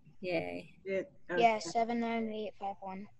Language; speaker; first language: English; native; English